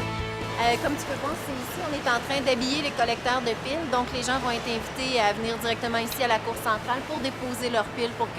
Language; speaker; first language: French; native; French